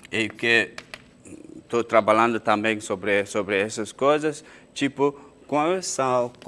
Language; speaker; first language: Portuguese; non-native, fluent; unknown